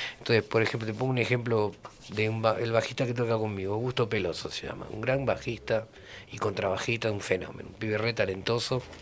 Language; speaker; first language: Spanish; native; Spanish